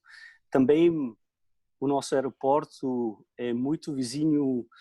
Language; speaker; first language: Portuguese; non-native, fluent; Slovenian